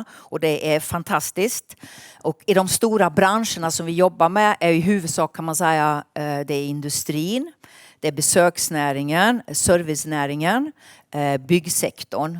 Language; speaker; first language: Swedish; native; Swedish